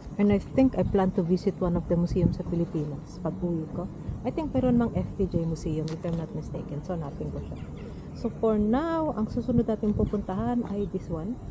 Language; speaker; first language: Filipino; non-native, local second language; Cebuano